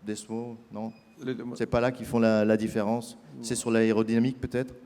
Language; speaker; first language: French; native; French